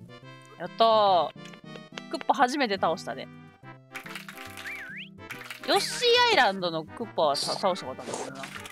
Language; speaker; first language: Japanese; native; Japanese